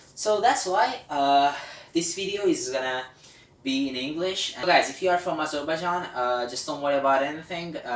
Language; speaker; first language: English; non-native, fluent; Azerbaijani